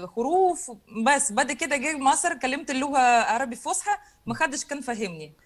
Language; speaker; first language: Arabic; non-native, fluent; Russian